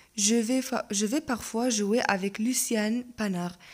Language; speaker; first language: French; non-native, local second language; Arabic